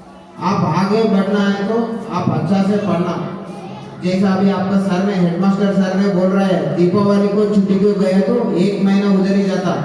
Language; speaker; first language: Hindi; non-native, local second language; Telugu